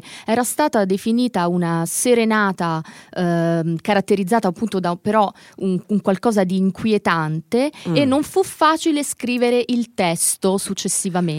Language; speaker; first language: Italian; native; Italian